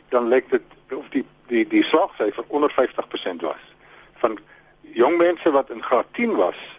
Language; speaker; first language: Afrikaans; native; Afrikaans